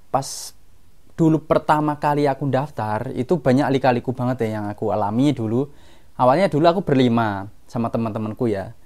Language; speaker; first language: Indonesian; non-native, local second language; Javanese